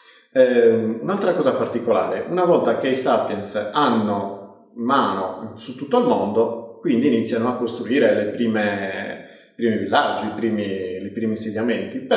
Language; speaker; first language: Italian; native; Italian